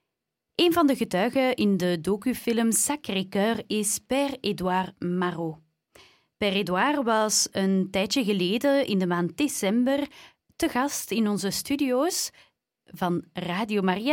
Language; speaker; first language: Dutch; native; Dutch